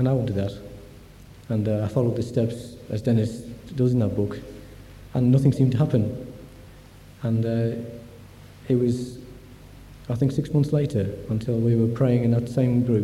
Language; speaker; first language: English; native; English